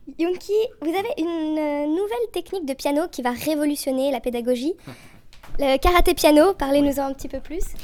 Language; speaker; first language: French; native; French